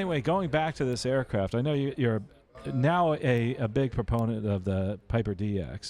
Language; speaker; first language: English; native; English